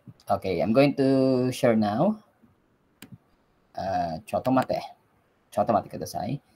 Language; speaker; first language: English; non-native, local second language; Filipino